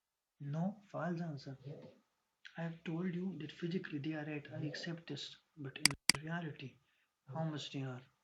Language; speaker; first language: English; non-native, local second language; Urdu